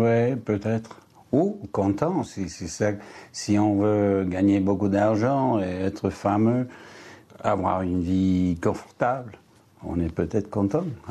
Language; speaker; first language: French; non-native, fluent; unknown